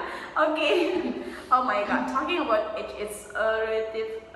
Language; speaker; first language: English; non-native, learner; Indonesian